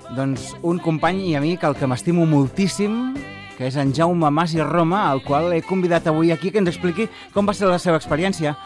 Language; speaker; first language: Catalan; native; Catalan